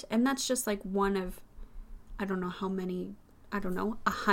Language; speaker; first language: English; native; English